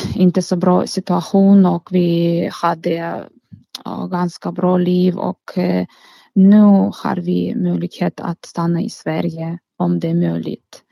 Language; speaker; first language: Swedish; non-native, learner; Ukrainian